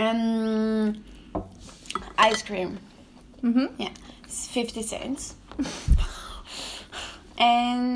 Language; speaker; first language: Dutch; non-native, learner; Spanish